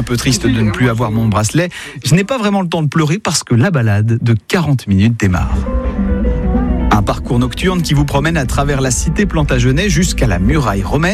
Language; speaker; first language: French; native; French